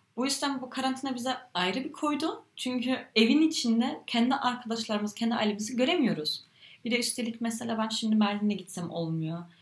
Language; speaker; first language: Turkish; early bilingual, heritage; Turkish